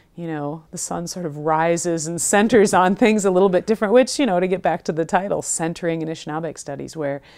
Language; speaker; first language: English; native; English